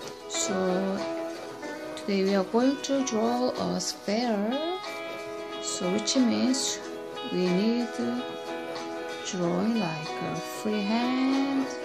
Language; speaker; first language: English; non-native, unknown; Korean